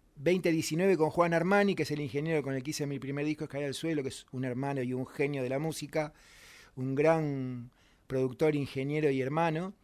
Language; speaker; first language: Spanish; native; Spanish